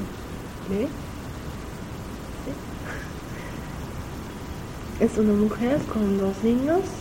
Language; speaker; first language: Spanish; non-native, learner; German